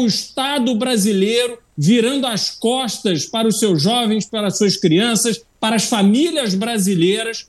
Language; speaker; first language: Portuguese; native; Portuguese